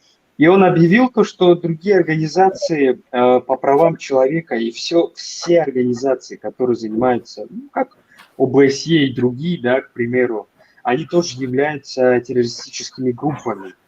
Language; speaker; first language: Russian; non-native, local second language; Tajik